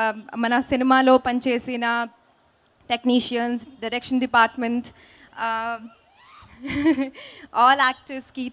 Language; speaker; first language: Telugu; non-native, fluent; Hindi